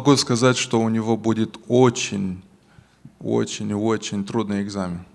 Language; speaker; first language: Russian; non-native, local second language; Romanian